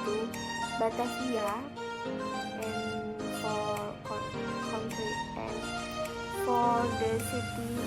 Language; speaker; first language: English; non-native, learner; Indonesian